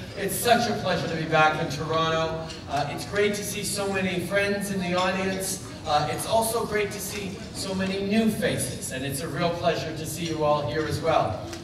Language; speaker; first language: English; early bilingual, other home language; French